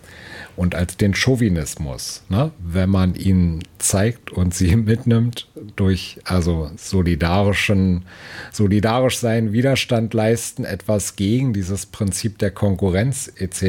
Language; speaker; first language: German; native; German